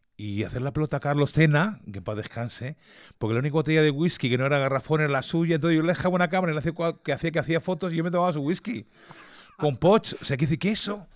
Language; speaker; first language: Spanish; early bilingual, other home language; English